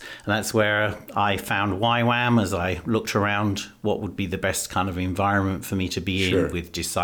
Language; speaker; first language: English; native; English